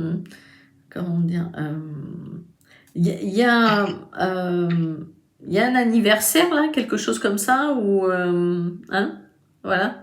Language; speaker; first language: French; native; French